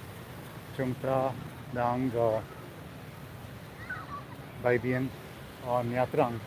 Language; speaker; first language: Vietnamese; non-native, learner; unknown